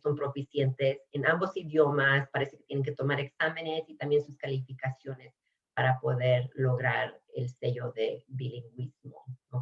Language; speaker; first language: Spanish; early bilingual, other home language; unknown